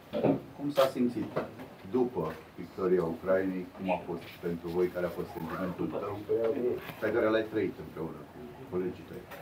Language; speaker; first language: Romanian; native; Romanian